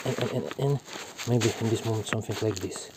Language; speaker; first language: English; non-native, learner; Russian